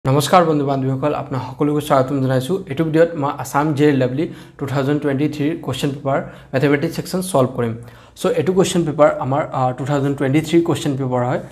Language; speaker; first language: Assamese; non-native, local second language; Hindi